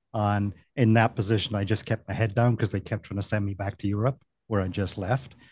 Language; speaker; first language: English; native; English